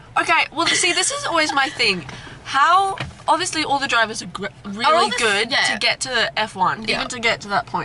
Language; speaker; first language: English; native; English